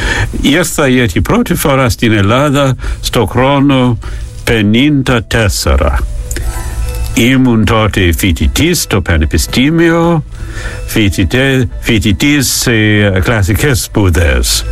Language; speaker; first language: Greek; non-native, fluent; English